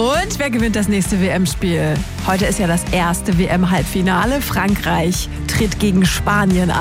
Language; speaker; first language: German; native; German